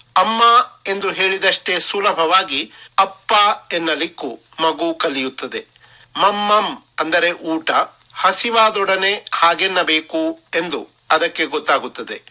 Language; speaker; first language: Kannada; non-native, local second language; Marathi